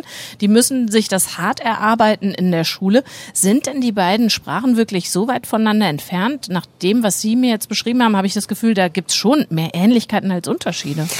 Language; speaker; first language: German; native; German